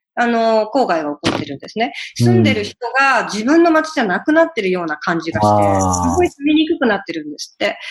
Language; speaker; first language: Japanese; native; Japanese